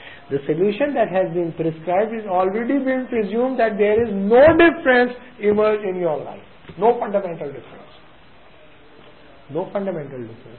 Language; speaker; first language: English; non-native, local second language; Urdu